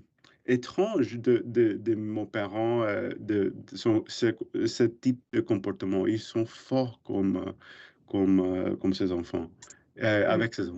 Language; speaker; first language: French; non-native, learner; English